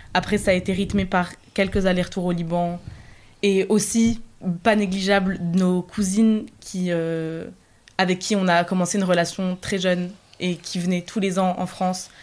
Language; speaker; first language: French; native; French